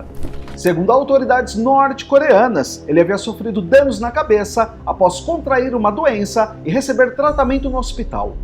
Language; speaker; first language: Portuguese; native; Portuguese